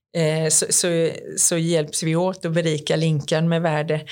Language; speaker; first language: Swedish; native; Swedish